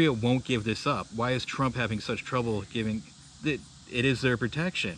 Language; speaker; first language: English; native; English